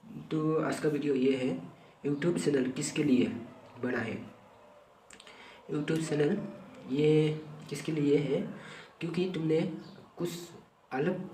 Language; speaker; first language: Hindi; non-native, local second language; Bodo